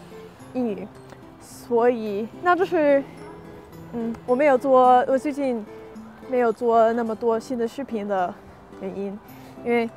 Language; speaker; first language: Chinese; non-native, fluent; English